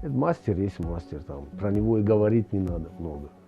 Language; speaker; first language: Russian; non-native, local second language; Tajik